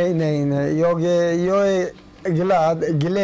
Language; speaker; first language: Swedish; non-native, learner; Turoyo